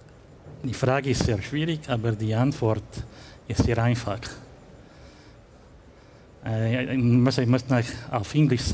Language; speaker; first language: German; non-native, learner; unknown